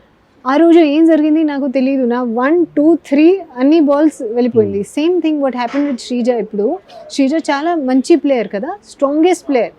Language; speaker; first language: Telugu; non-native, learner; Hindi